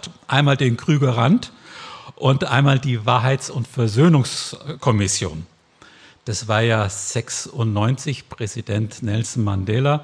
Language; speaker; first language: German; native; German